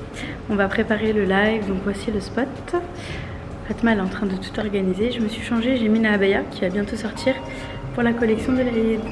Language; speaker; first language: French; native; French